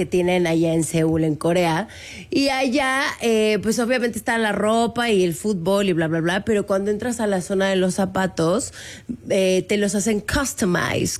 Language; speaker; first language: Spanish; native; Spanish